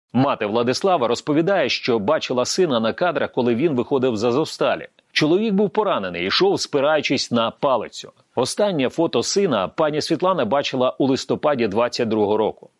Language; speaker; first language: Ukrainian; native; Ukrainian